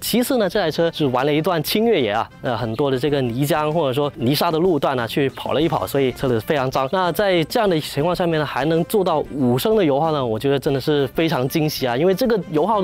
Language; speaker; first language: Chinese; native; Chinese